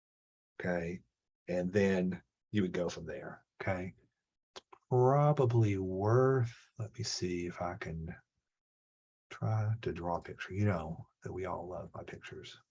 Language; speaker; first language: English; native; English